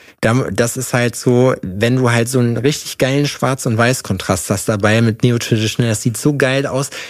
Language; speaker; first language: German; native; German